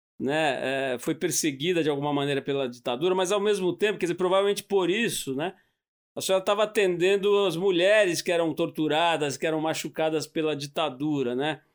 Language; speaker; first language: Portuguese; native; Portuguese